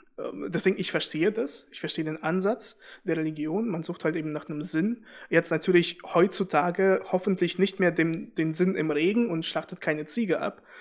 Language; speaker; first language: German; early bilingual, other home language; Russian